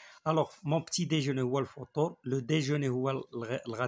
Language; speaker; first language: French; non-native, local second language; Arabic